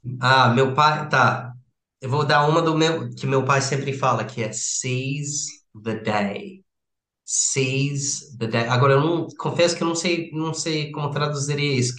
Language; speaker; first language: Portuguese; non-native, fluent; English